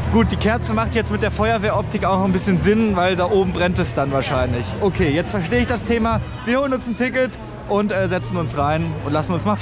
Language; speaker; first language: German; native; German